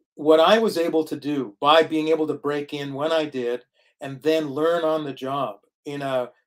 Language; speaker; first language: English; native; English